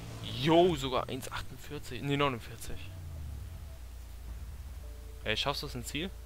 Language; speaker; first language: German; native; German